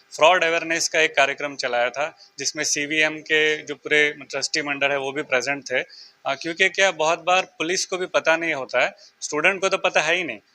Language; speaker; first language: Hindi; non-native, local second language; Marathi